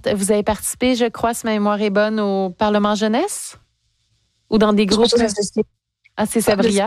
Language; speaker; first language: French; native; French